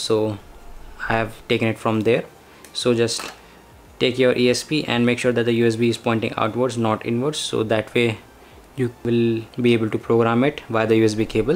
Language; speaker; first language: English; non-native, local second language; Hindi